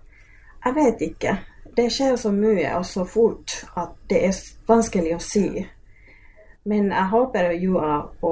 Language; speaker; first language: Swedish; non-native, local second language; Finnish